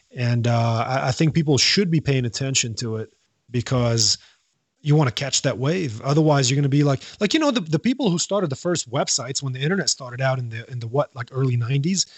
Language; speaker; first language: English; non-native, fluent; Arabic